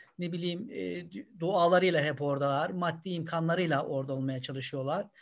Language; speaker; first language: Turkish; native; Turkish